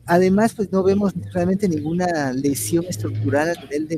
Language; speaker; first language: Spanish; native; Spanish